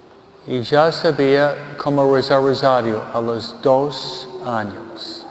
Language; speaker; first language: Spanish; non-native, fluent; English